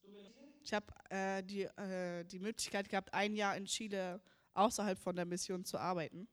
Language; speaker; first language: German; early bilingual, heritage; German